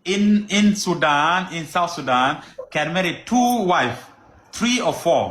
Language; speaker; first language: English; non-native, learner; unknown